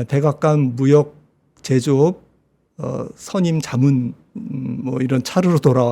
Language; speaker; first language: Korean; native; Korean